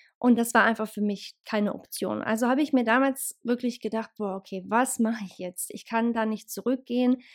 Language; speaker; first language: German; early bilingual, other home language; Bosnian